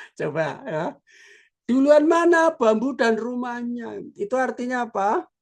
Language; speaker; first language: Indonesian; non-native, local second language; Javanese